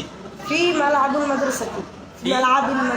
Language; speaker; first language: Arabic; non-native, learner; Bangla